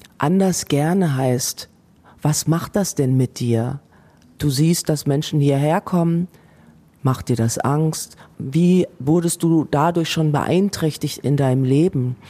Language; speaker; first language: German; native; German